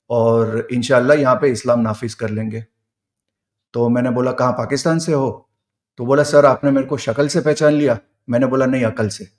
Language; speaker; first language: Hindi; non-native, local second language; Gujarati